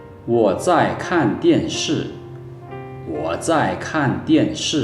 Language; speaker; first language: Chinese; non-native, fluent; Lao